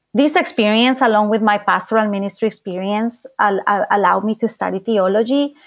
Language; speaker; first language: English; non-native, fluent; Spanish